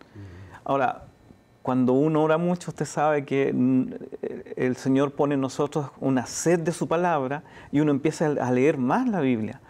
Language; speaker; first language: Spanish; native; Spanish